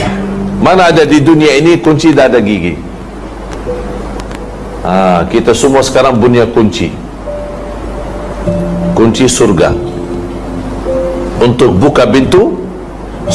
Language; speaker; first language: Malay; non-native, fluent; Arabic